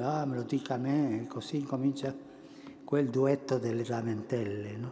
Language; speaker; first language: Italian; early bilingual, heritage; Spanish